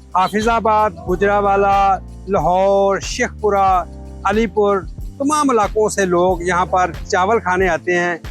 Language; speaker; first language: Urdu; non-native, local second language; Punjabi